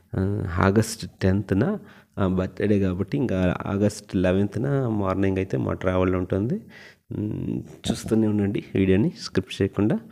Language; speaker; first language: Telugu; native; Telugu